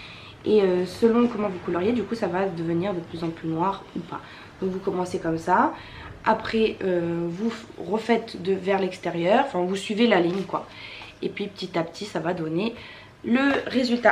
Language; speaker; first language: French; native; French